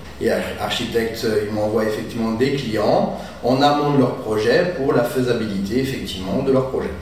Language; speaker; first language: French; native; French